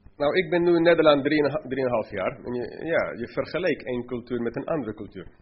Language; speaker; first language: Dutch; non-native, fluent; English